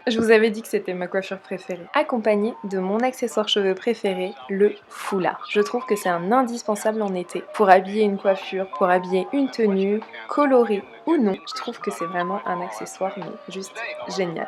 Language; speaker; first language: French; native; French